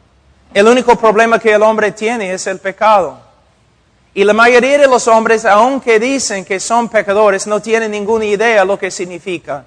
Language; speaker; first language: Spanish; non-native, fluent; English